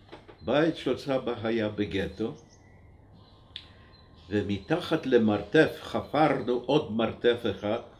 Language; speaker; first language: Hebrew; non-native, fluent; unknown